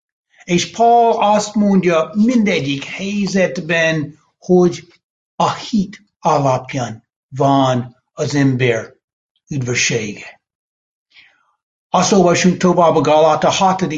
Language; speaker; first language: Hungarian; non-native, fluent; English